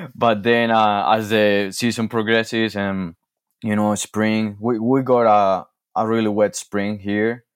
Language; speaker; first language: English; non-native, fluent; Spanish